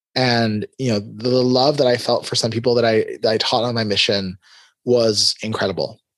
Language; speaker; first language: English; early bilingual, other home language; Hebrew